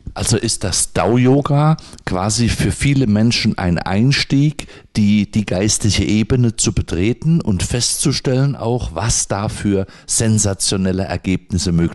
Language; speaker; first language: German; native; German